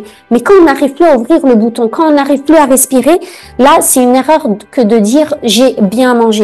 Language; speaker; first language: French; native; French